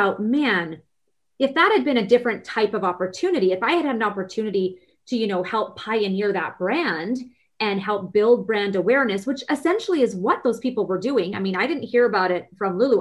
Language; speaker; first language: English; native; English